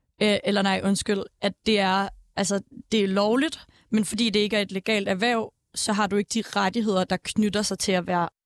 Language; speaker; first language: Danish; native; Danish